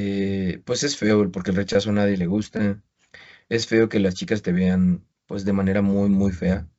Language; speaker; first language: Spanish; native; Spanish